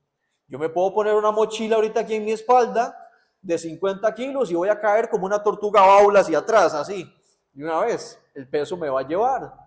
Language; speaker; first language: Spanish; native; Spanish